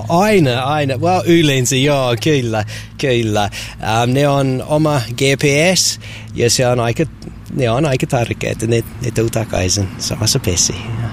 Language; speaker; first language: Finnish; non-native, learner; English